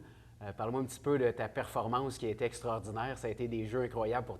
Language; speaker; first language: French; native; French